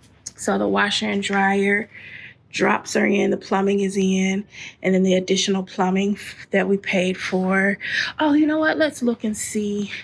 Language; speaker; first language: English; native; English